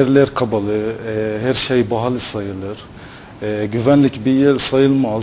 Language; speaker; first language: Turkish; non-native, fluent; Arabic